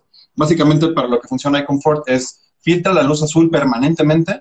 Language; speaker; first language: Spanish; native; Spanish